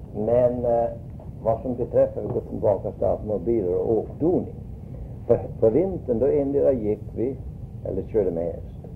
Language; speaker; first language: Swedish; early bilingual, heritage; Swedish